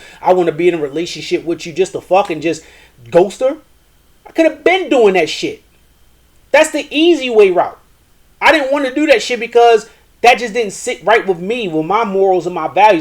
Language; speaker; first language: English; native; English